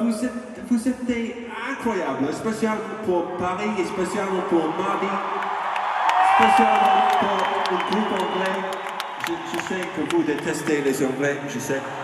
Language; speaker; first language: French; non-native, learner; English